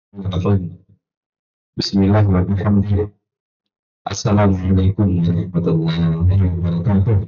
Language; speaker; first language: Arabic; non-native, fluent; Indonesian